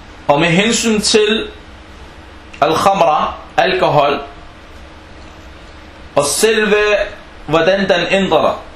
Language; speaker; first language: Danish; early bilingual, other home language; Arabic